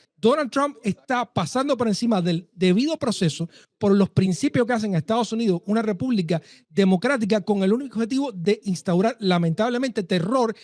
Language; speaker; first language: Spanish; native; Spanish